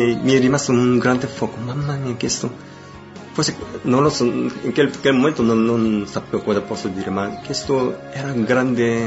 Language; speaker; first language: Italian; non-native, fluent; Korean